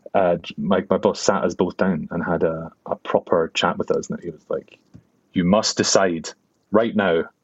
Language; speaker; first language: English; native; English